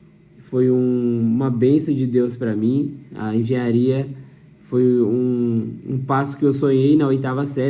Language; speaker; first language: Portuguese; native; Portuguese